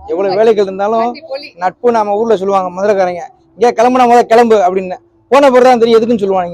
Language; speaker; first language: Tamil; native; Tamil